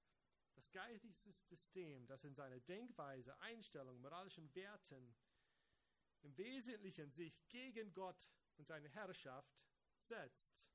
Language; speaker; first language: German; non-native, fluent; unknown